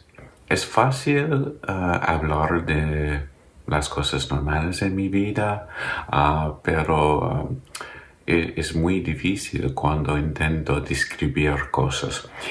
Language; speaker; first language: Spanish; non-native, learner; English